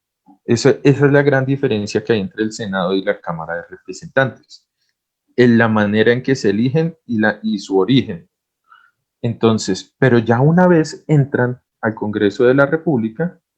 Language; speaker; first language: Spanish; native; Spanish